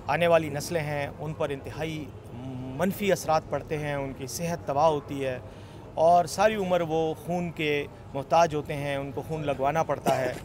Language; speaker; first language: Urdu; non-native, local second language; Pashto